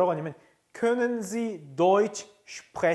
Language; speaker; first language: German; non-native, fluent; Korean